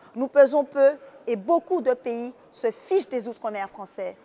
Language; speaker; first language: French; native; French